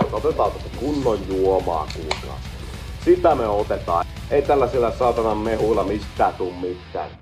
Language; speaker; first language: Finnish; native; Finnish